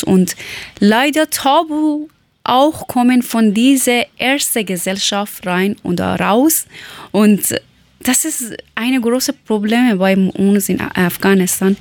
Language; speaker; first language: German; non-native, learner; Persian